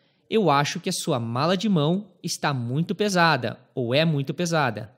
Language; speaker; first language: Portuguese; native; Portuguese